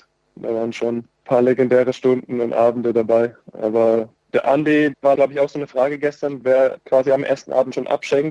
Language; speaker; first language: German; native; German